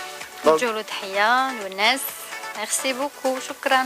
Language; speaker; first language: Arabic; native; Arabic